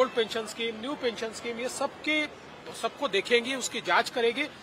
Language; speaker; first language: Hindi; non-native, local second language; Marathi